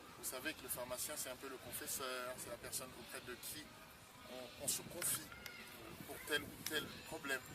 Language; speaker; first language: French; non-native, local second language; Sango